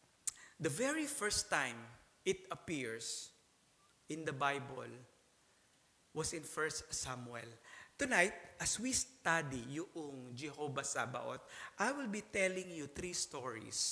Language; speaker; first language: English; non-native, local second language; Filipino